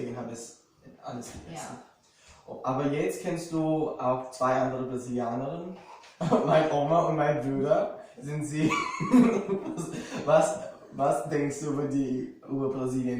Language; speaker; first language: German; non-native, fluent; Portuguese